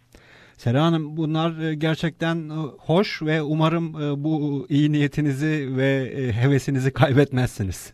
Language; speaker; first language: Turkish; native; Turkish